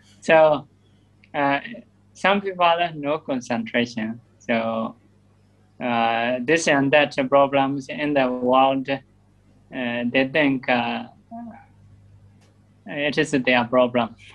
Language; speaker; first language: English; non-native, learner; Burmese